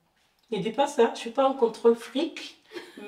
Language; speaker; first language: French; non-native, fluent; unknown